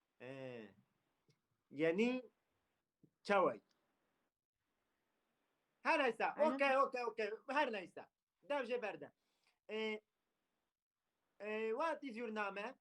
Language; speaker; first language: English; non-native, learner; Turkish